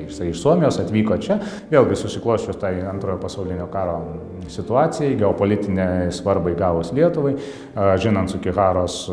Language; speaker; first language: Lithuanian; native; Lithuanian